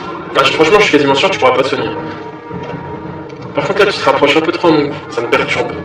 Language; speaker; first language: French; native; French